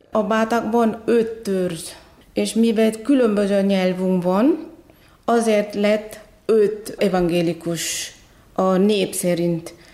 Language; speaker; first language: Hungarian; non-native, fluent; Batak Toba